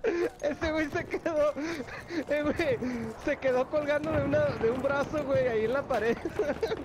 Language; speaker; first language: Spanish; native; Spanish